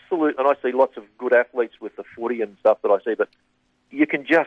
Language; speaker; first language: English; native; English